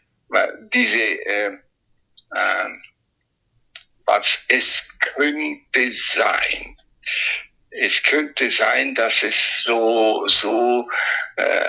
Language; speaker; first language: German; non-native, fluent; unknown